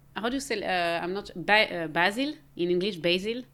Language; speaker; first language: English; non-native, fluent; French